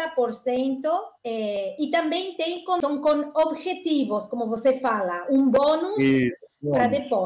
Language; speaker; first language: Portuguese; non-native, learner; Spanish